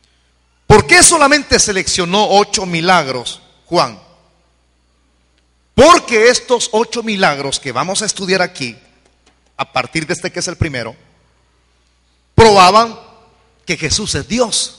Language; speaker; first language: Spanish; native; Spanish